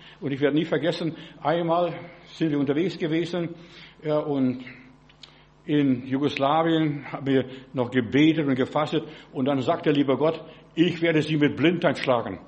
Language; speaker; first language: German; non-native, fluent; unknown